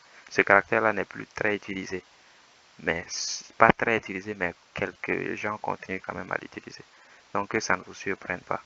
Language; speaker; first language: French; native; French